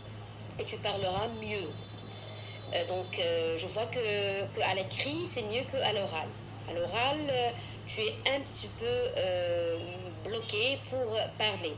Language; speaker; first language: French; non-native, fluent; Arabic